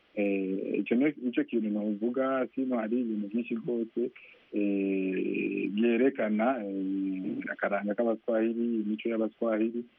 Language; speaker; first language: Rundi; non-native, local second language; Swahili